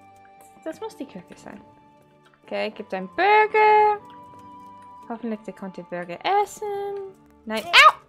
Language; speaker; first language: German; non-native, learner; English